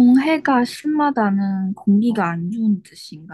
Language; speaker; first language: Korean; non-native, learner; Chinese